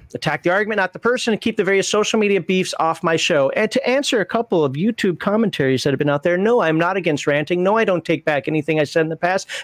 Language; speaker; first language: English; native; English